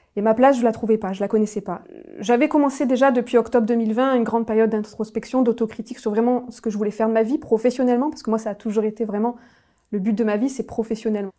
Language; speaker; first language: French; native; French